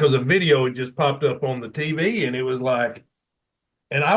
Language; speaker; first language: English; native; English